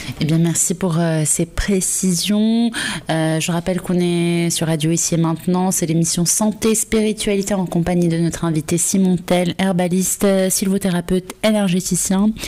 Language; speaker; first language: French; native; French